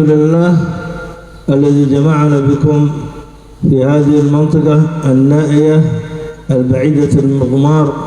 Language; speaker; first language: Arabic; native; Arabic